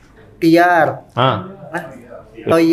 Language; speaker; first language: Arabic; non-native, learner; Indonesian